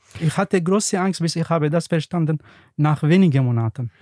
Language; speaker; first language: German; non-native, learner; Arabic